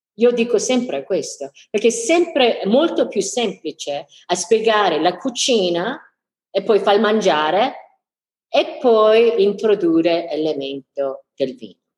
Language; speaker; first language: Italian; non-native, fluent; English